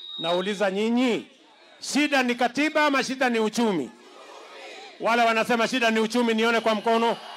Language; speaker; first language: Swahili; non-native, local second language; Kalenjin